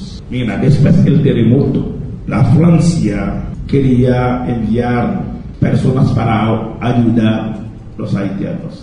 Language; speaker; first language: Spanish; non-native, local second language; Haitian Creole